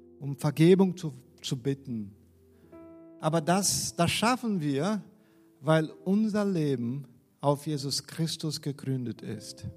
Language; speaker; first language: German; non-native, fluent; Portuguese